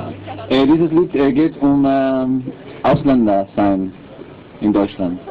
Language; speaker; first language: German; non-native, learner; Spanish